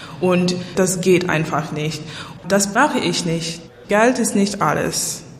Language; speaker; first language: German; non-native, fluent; English